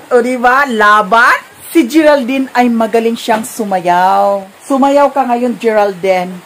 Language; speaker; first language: Filipino; non-native, local second language; Cebuano